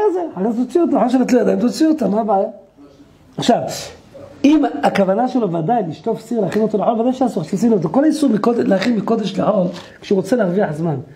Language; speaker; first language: Hebrew; native; Hebrew